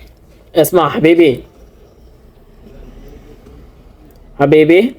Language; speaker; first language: Arabic; non-native, learner; Bangla